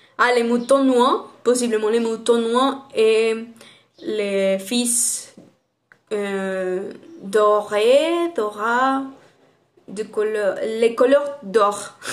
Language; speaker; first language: French; non-native, learner; Spanish